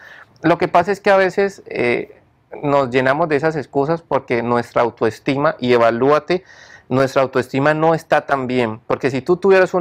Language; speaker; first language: Spanish; native; Spanish